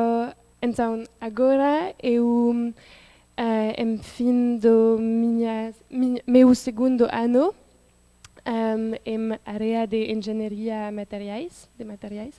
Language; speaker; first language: Portuguese; non-native, learner; French